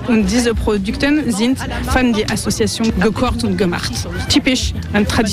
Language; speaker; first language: German; non-native, learner; French